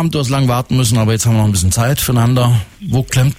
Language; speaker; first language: German; native; German